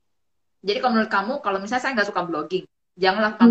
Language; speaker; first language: Indonesian; native; Indonesian